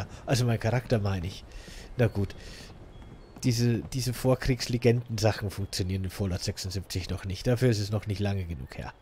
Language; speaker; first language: German; native; German